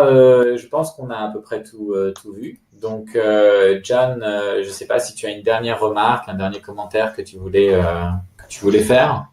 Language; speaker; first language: French; native; French